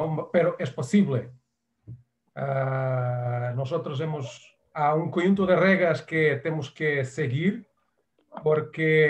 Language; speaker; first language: Spanish; non-native, fluent; Portuguese